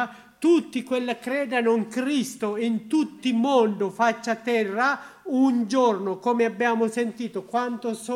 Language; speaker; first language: Italian; non-native, learner; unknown